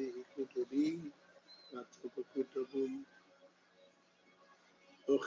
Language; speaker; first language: Arabic; non-native, learner; English